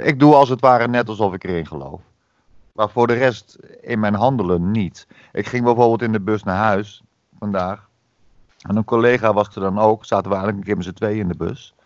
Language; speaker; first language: Dutch; native; Dutch